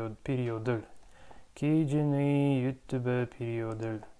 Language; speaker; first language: Korean; non-native, learner; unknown